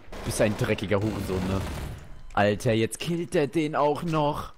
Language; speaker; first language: German; native; German